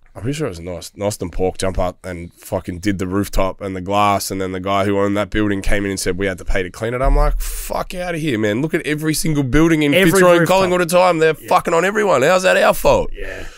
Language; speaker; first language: English; native; English